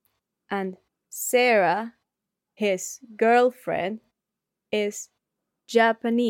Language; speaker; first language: English; non-native, learner; Spanish